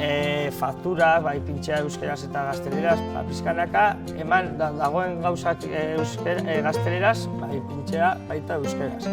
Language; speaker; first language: Basque; non-native, local second language; Spanish